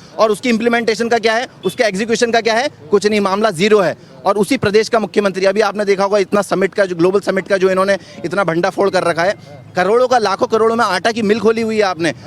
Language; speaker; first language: Hindi; native; Hindi